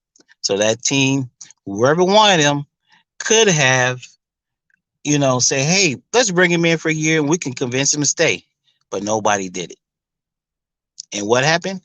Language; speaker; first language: English; native; English